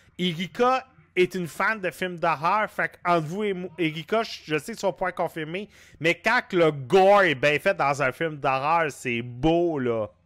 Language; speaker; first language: French; native; French